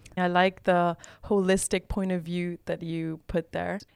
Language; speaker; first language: English; non-native, fluent; Spanish